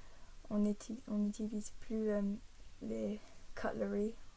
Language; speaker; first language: French; early bilingual, heritage; English